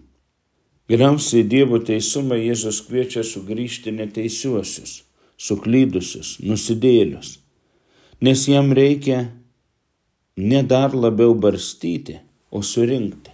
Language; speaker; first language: Lithuanian; native; Lithuanian